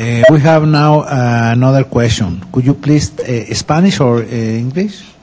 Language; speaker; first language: English; non-native, fluent; Spanish